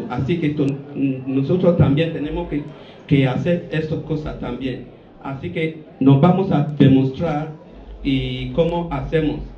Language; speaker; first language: Spanish; non-native, learner; Bini